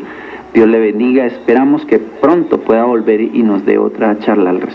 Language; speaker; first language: Spanish; native; Spanish